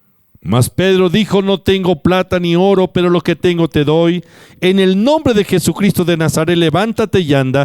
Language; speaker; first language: Spanish; native; Spanish